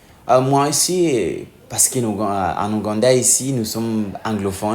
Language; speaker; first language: French; non-native, fluent; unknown